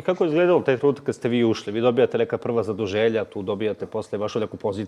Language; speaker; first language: Bosnian; native; Bosnian